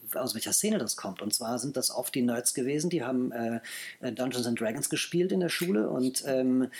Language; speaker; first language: German; native; German